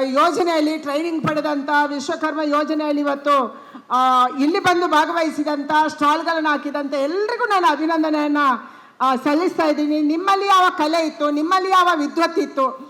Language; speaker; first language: Kannada; non-native, local second language; Tulu